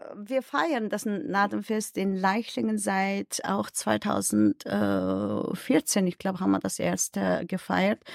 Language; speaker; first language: German; non-native, fluent; Mongolian